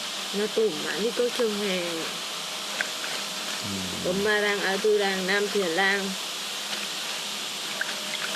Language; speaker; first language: Korean; non-native, learner; Vietnamese